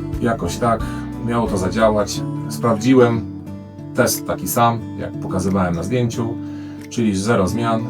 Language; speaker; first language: Polish; native; Polish